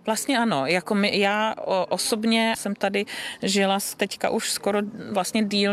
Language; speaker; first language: Czech; native; Czech